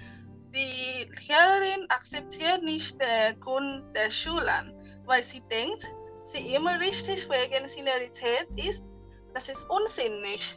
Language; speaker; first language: German; non-native, learner; Thai